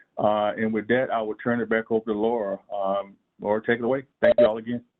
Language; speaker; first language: English; native; English